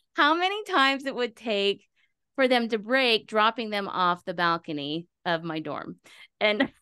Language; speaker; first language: English; native; English